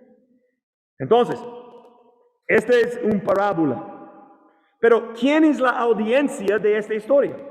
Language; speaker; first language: Spanish; non-native, learner; English